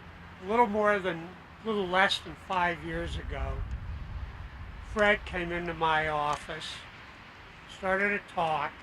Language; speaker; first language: English; native; English